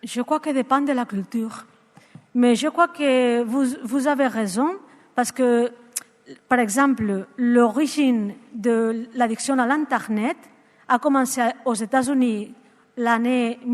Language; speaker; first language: French; non-native, learner; Spanish